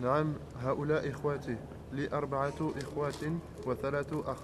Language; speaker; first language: Arabic; non-native, learner; French